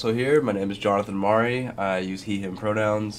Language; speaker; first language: English; native; English